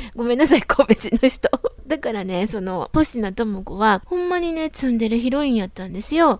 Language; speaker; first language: Japanese; native; Japanese